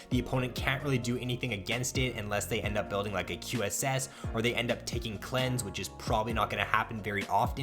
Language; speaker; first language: English; native; English